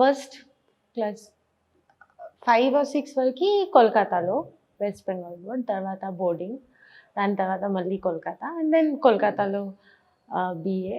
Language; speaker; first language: Telugu; non-native, learner; Bangla